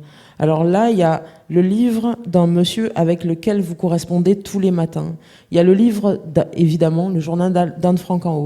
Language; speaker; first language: French; native; French